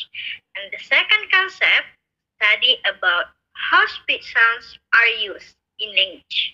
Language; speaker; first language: English; non-native, learner; Indonesian